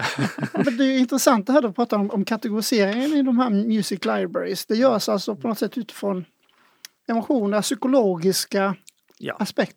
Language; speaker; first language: Swedish; native; Swedish